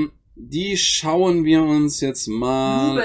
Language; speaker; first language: German; native; German